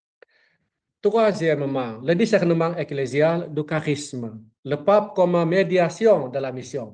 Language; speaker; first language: French; non-native, fluent; Indonesian